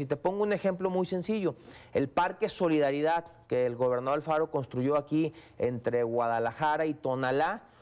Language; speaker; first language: Spanish; native; Spanish